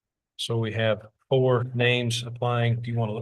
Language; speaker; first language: English; native; English